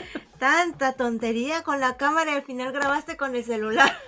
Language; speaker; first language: Spanish; native; Spanish